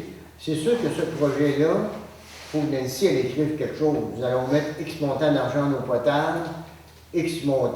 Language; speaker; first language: French; native; French